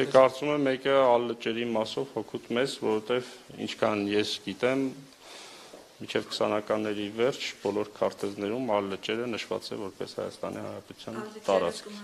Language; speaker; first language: Armenian; native; Armenian